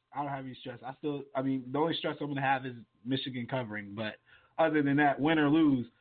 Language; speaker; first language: English; native; English